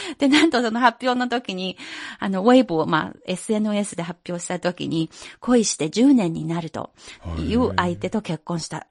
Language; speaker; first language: Japanese; non-native, fluent; Chinese